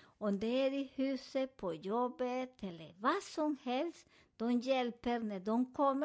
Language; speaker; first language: Swedish; non-native, fluent; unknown